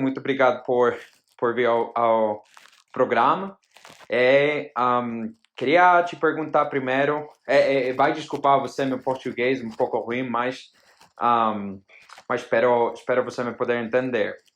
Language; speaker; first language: Portuguese; non-native, fluent; Spanish